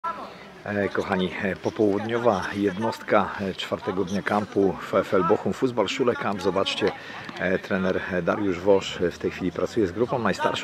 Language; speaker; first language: Polish; native; Polish